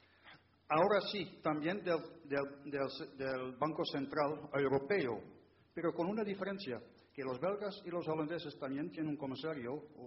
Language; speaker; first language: Spanish; non-native, fluent; Dutch